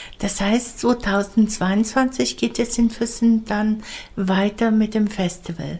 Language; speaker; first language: German; native; German